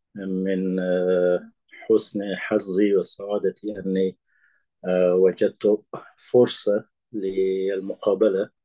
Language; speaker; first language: Arabic; non-native, fluent; Persian